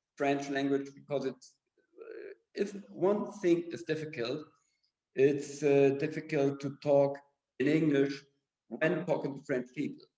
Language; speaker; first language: English; non-native, fluent; German